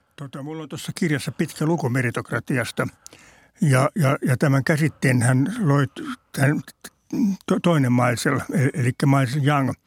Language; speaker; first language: Finnish; native; Finnish